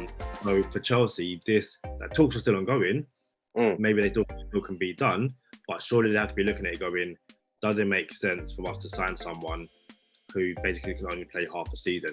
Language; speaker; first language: English; native; English